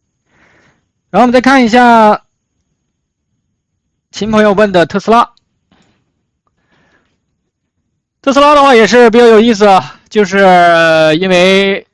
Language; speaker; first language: Chinese; native; Chinese